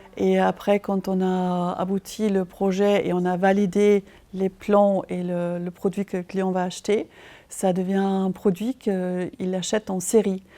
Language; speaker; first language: French; non-native, fluent; German